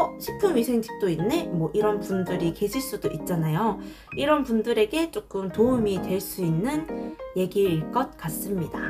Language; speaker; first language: Korean; native; Korean